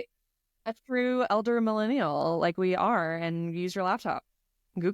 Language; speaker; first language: English; native; English